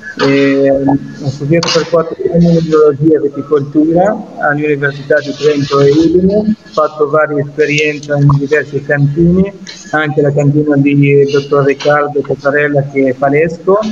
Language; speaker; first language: Italian; non-native, fluent; Arabic